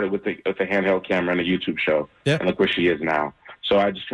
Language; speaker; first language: English; native; English